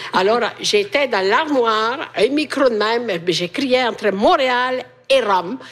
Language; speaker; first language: French; non-native, fluent; Italian